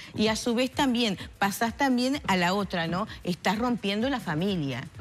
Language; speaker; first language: Spanish; native; Spanish